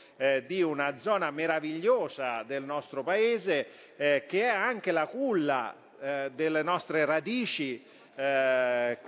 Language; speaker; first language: Italian; native; Italian